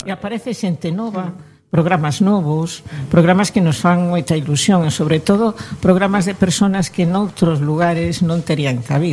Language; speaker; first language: Galician; native; Galician